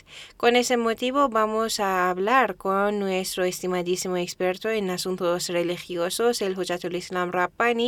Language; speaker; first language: Spanish; non-native, fluent; Persian